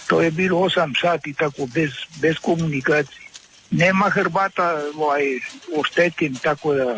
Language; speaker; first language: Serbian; early bilingual, heritage; Serbian